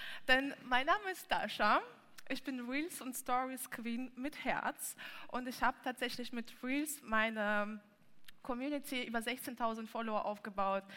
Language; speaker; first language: German; non-native, fluent; Russian